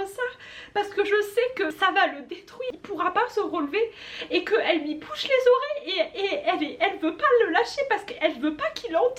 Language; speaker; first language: French; native; French